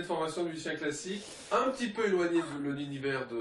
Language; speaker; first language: French; native; French